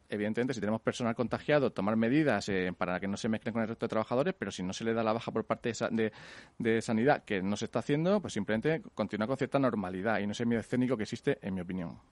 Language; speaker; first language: Spanish; native; Spanish